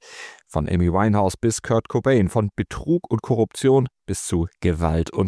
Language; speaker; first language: German; native; German